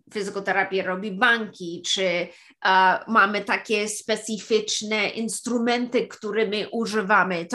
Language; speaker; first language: Polish; early bilingual, heritage; Polish